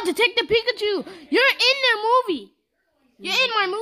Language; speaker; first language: English; native; English